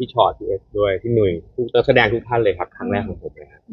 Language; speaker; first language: Thai; native; Thai